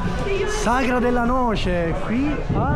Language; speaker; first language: Italian; native; Italian